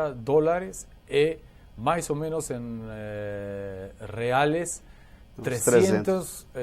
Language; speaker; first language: Portuguese; non-native, learner; Spanish